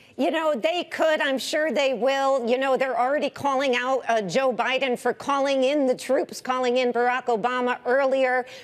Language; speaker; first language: English; native; English